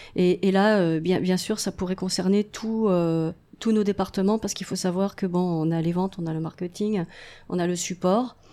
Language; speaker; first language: French; native; French